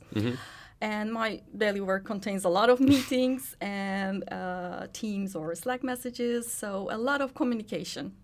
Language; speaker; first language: English; non-native, fluent; Turkish